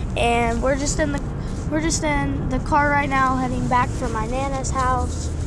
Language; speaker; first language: English; native; English